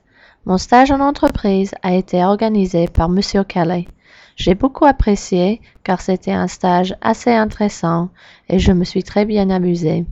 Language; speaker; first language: French; non-native, learner; English